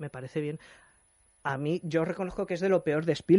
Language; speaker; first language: Spanish; native; Spanish